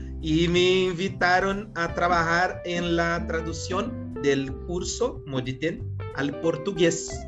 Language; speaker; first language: Spanish; non-native, learner; Portuguese